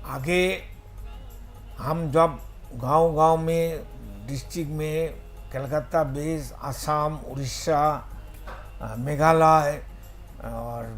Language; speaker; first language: Hindi; non-native, local second language; Bangla